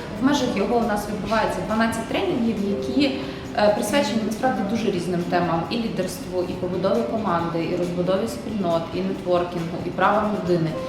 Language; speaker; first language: Ukrainian; native; Ukrainian